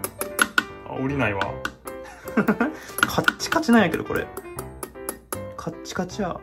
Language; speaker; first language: Japanese; native; Japanese